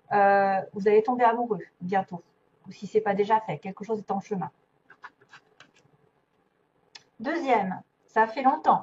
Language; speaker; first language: French; native; French